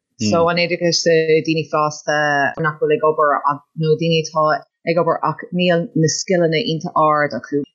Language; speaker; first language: Irish; non-native, local second language; English